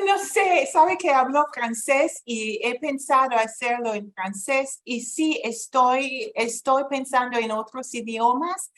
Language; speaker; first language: Spanish; non-native, fluent; English